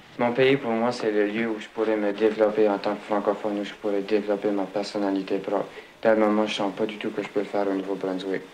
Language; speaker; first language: French; native; French